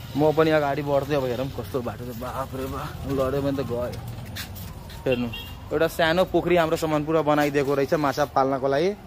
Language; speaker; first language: Nepali; non-native, local second language; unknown